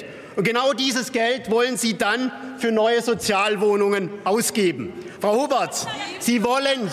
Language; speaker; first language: German; native; German